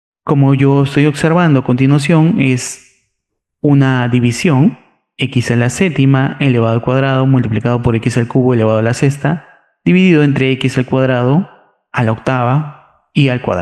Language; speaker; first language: Spanish; native; Spanish